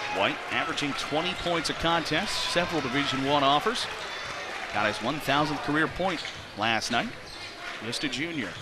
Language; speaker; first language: English; native; English